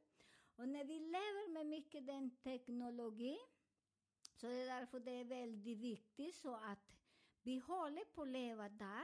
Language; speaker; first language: Swedish; non-native, learner; Spanish